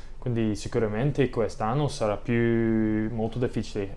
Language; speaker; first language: Italian; non-native, learner; English